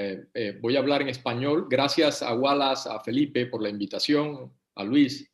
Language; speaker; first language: Spanish; native; Spanish